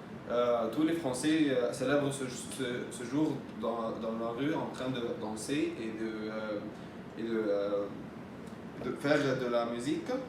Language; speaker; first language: French; non-native, learner; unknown